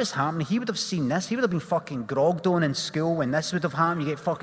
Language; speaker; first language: English; native; English